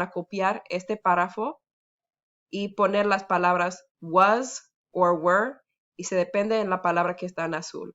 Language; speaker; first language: Spanish; early bilingual, heritage; Spanish